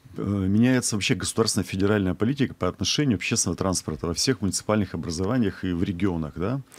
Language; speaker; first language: Russian; native; Russian